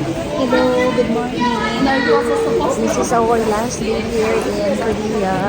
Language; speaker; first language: English; non-native, local second language; Filipino